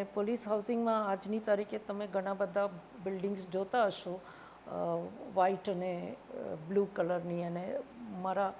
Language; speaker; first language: Gujarati; non-native, local second language; Tamil